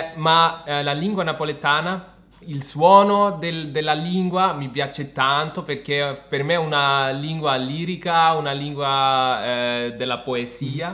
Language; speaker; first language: Italian; non-native, fluent; German